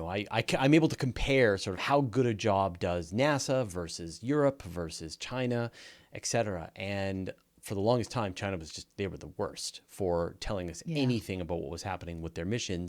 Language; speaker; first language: English; native; English